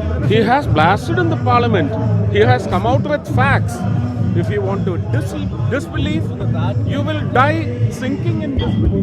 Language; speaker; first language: English; non-native, local second language; Malayalam